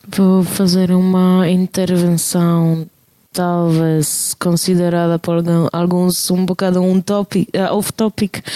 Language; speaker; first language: Portuguese; non-native, fluent; Polish